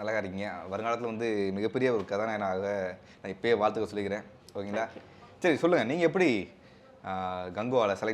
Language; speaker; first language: Tamil; native; Tamil